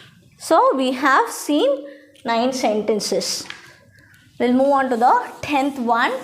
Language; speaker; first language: English; non-native, local second language; Tamil